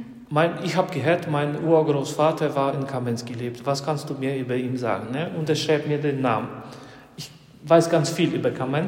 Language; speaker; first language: German; non-native, fluent; Polish